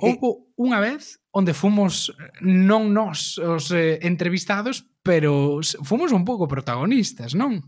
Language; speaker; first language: Galician; native; Galician